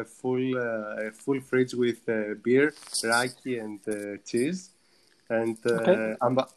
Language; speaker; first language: English; non-native, fluent; Greek